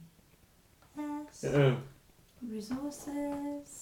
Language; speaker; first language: English; native; English